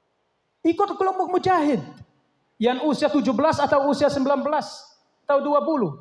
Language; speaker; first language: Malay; non-native, fluent; Arabic